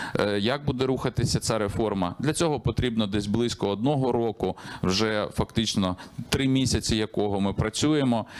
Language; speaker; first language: Ukrainian; native; Ukrainian